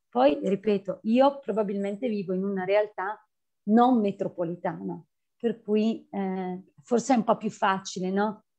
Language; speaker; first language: Italian; native; Italian